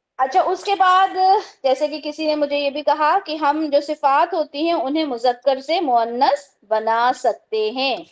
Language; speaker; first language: Urdu; native; Urdu